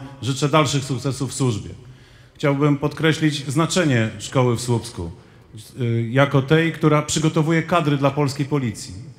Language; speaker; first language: Polish; native; Polish